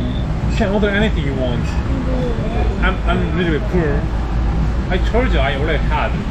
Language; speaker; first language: English; non-native, learner; Korean